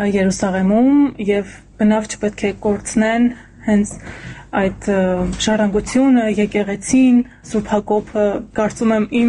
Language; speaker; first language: Armenian; native; Armenian